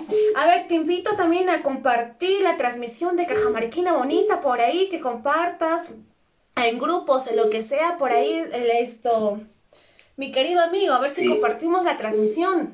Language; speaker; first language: Spanish; native; Spanish